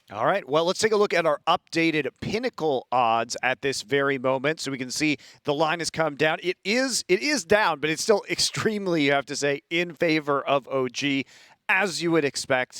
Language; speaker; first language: English; native; English